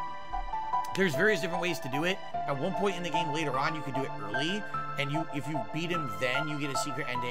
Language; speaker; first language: English; native; English